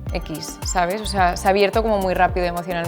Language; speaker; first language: Spanish; native; Spanish